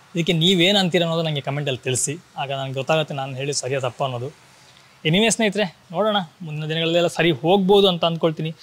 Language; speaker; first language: Kannada; non-native, local second language; Tulu